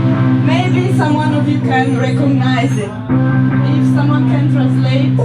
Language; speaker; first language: English; non-native, fluent; Italian